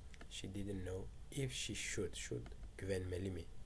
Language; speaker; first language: English; non-native, fluent; Turkish